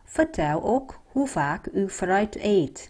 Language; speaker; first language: Dutch; non-native, fluent; Vietnamese